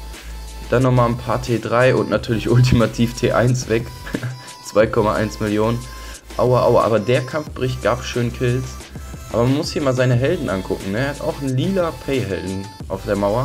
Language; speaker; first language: German; native; German